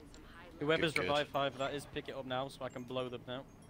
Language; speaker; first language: English; native; English